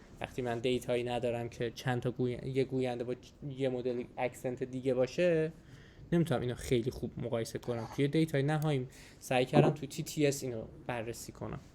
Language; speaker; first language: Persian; native; Persian